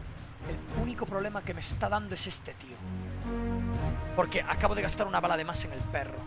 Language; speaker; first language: Spanish; native; Spanish